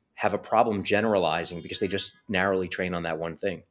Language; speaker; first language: English; native; English